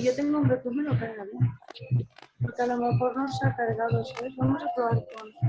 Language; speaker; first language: Spanish; native; Spanish